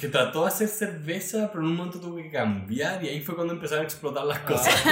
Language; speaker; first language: Spanish; native; Spanish